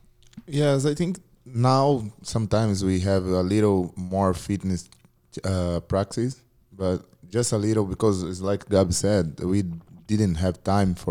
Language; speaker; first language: English; non-native, learner; Portuguese